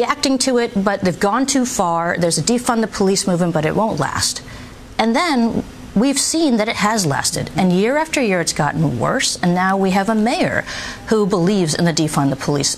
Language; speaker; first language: English; native; English